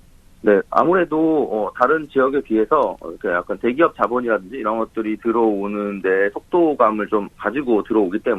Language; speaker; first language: Korean; native; Korean